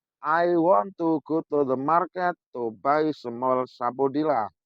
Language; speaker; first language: English; non-native, fluent; Indonesian